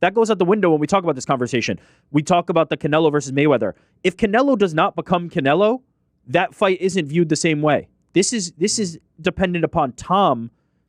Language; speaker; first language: English; native; English